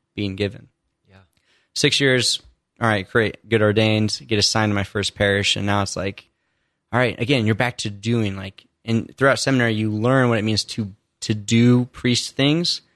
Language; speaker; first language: English; native; English